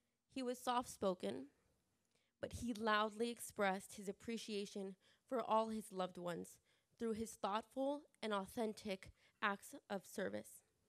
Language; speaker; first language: English; early bilingual, other home language; Spanish